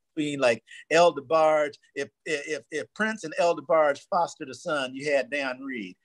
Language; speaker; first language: English; native; English